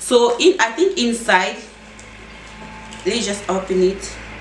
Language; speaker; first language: English; non-native, fluent; Lingala